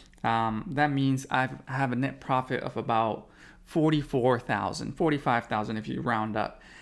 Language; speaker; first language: English; native; English